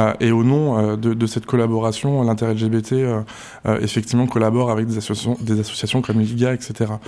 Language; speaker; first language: French; native; French